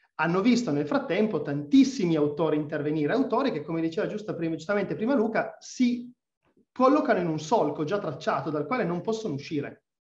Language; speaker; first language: Italian; native; Italian